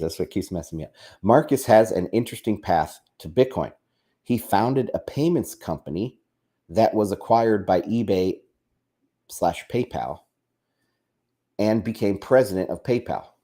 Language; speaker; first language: English; native; English